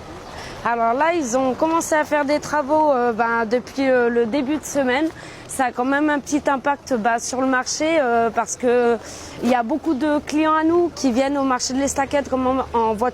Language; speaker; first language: French; native; French